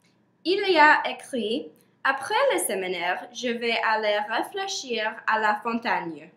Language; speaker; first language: French; non-native, learner; English